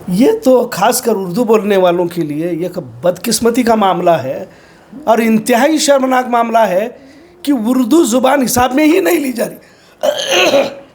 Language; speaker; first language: Hindi; non-native, local second language; Urdu